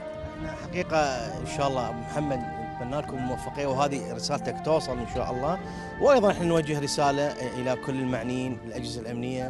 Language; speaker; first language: Arabic; native; Arabic